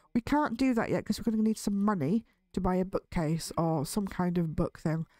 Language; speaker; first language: English; native; English